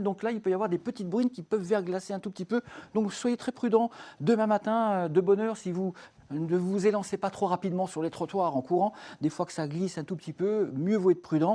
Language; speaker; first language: French; native; French